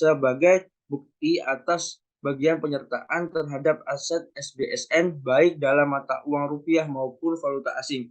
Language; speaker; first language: Indonesian; native; Indonesian